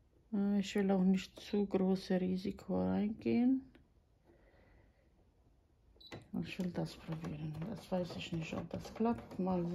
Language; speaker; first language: German; non-native, fluent; Croatian